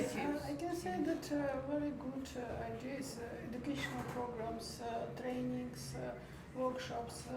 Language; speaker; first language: English; non-native, learner; Armenian